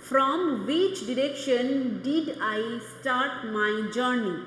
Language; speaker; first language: English; non-native, local second language; Bangla